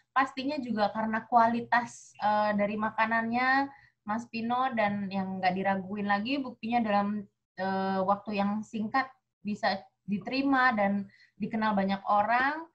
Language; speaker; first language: Indonesian; native; Indonesian